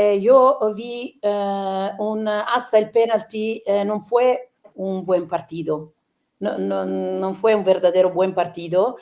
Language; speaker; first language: Spanish; non-native, learner; Italian